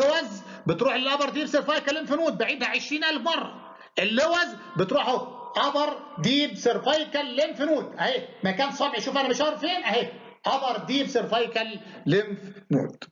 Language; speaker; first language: Arabic; native; Arabic